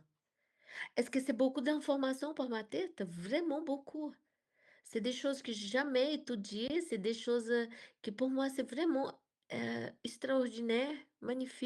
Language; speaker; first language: French; non-native, learner; Portuguese